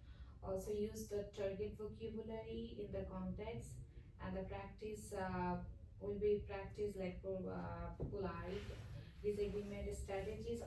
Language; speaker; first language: English; non-native, fluent; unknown